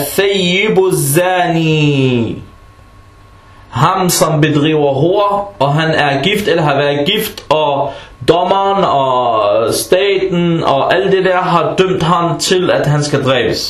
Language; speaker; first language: Danish; non-native, fluent; Arabic